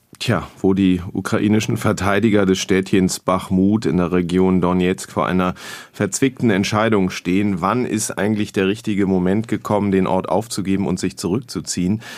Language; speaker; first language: German; native; German